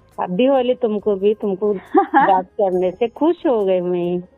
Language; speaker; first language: Hindi; non-native, local second language; Marathi